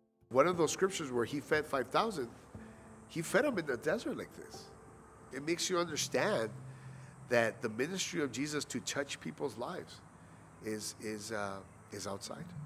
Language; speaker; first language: English; early bilingual, other home language; Spanish